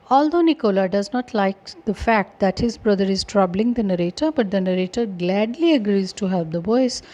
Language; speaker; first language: English; non-native, local second language; Punjabi